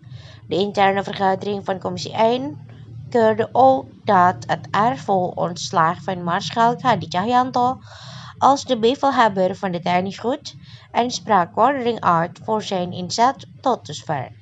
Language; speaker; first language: Dutch; non-native, fluent; Indonesian